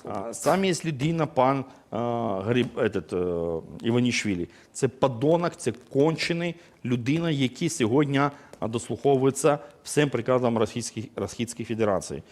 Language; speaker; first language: Ukrainian; non-native, fluent; Georgian